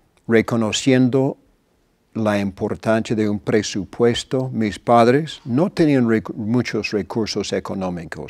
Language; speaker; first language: Spanish; non-native, fluent; English